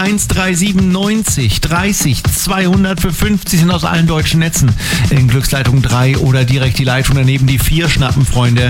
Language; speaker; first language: German; native; German